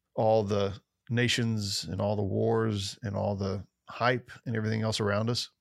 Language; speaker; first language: English; native; English